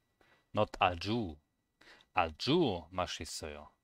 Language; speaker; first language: Korean; non-native, learner; German